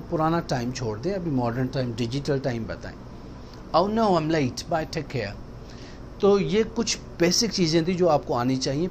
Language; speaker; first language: Urdu; non-native, local second language; Baluchi